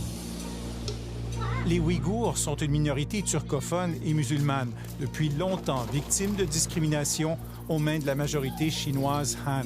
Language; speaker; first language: French; native; French